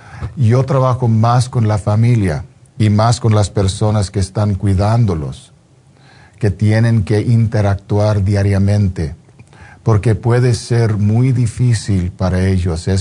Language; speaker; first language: Spanish; non-native, fluent; English